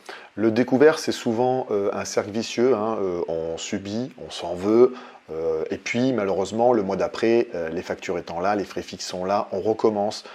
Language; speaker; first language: French; native; French